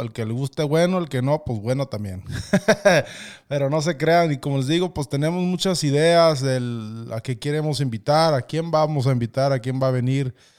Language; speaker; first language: Spanish; early bilingual, other home language; English